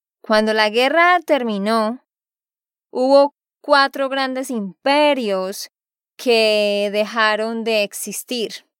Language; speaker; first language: Spanish; native; Spanish